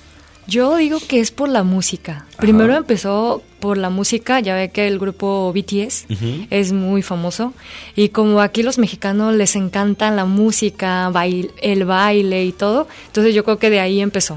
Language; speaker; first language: Spanish; non-native, fluent; Korean